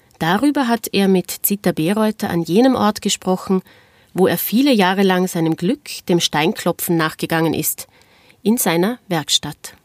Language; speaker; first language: German; native; German